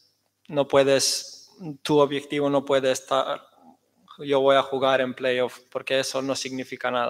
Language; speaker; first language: Spanish; non-native, fluent; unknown